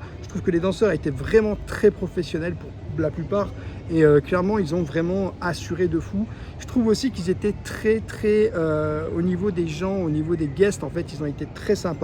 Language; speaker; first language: French; native; French